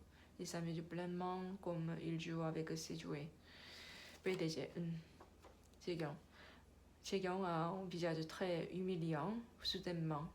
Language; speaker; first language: French; non-native, learner; Korean